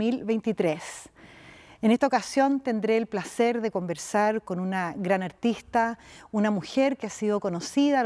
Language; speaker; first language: Spanish; native; Spanish